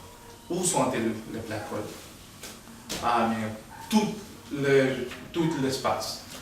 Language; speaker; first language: French; non-native, learner; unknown